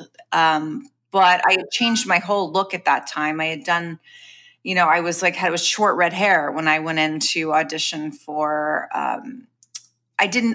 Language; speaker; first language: English; native; English